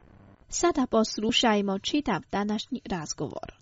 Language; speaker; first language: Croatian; non-native, fluent; Chinese